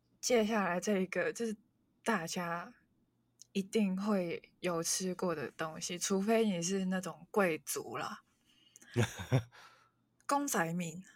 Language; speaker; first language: Chinese; non-native, local second language; Cantonese